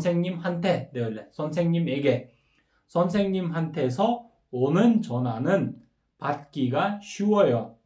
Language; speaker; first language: Korean; non-native, fluent; Kyrgyz